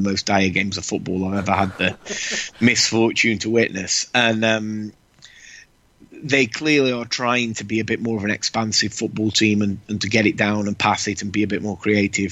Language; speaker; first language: English; native; English